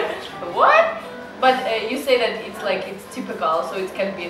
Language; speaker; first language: English; non-native, learner; Russian